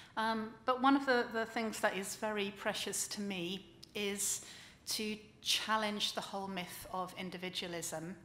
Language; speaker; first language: English; native; English